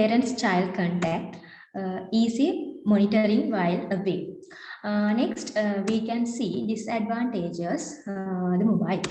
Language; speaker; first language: English; non-native, learner; Sinhala